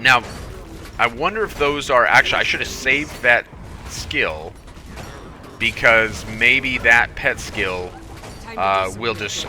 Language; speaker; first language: English; native; English